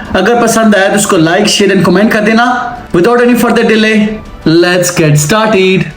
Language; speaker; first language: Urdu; non-native, local second language; Punjabi